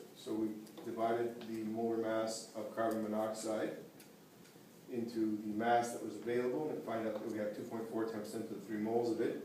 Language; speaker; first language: English; native; English